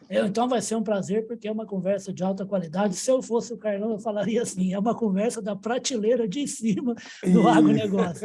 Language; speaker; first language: Portuguese; native; Portuguese